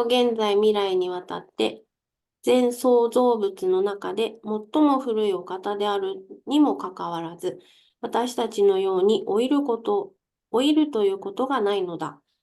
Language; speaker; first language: Japanese; native; Japanese